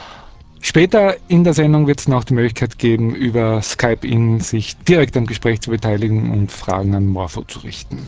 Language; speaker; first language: German; early bilingual, other home language; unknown